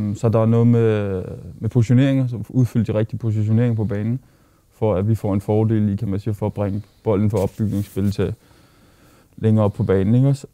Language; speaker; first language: Danish; native; Danish